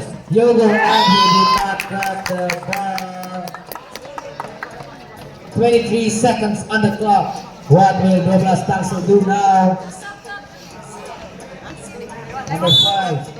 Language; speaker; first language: English; non-native, local second language; Indonesian